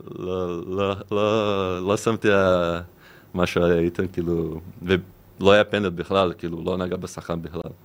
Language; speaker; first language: Hebrew; non-native, fluent; Portuguese